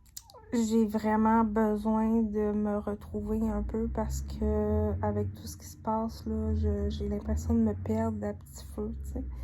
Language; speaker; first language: French; native; French